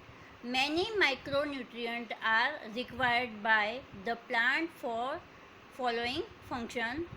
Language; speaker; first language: English; non-native, local second language; Hindi